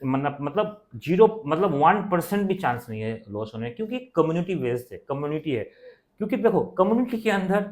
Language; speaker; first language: Hindi; non-native, local second language; Bangla